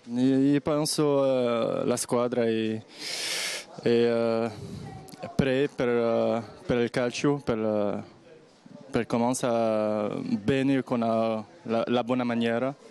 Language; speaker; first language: Italian; non-native, learner; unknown